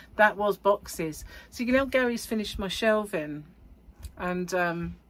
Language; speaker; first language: English; native; English